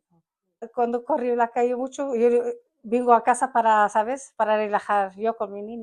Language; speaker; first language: Spanish; non-native, learner; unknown